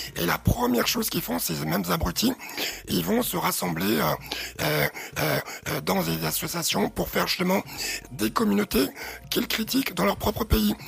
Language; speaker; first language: French; early bilingual, other home language; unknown